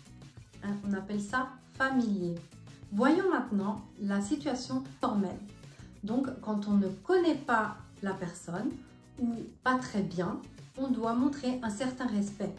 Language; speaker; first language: French; non-native, fluent; Italian